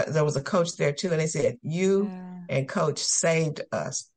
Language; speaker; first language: English; native; English